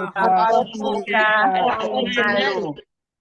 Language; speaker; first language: Arabic; non-native, learner; Indonesian